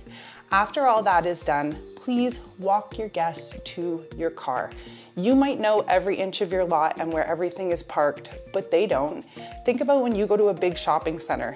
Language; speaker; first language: English; native; English